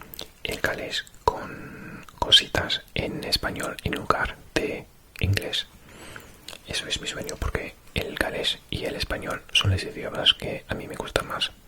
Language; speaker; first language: Spanish; non-native, fluent; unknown